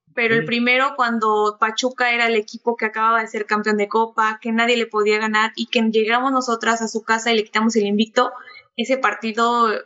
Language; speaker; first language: Spanish; native; Spanish